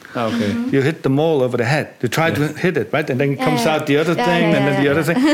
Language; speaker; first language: English; non-native, fluent; German